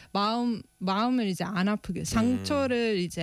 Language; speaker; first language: Korean; non-native, fluent; Estonian